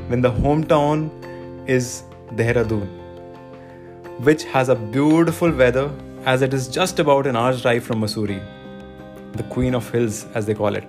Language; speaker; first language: English; non-native, local second language; Hindi